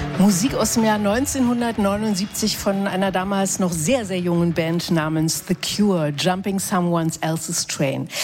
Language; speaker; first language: German; native; German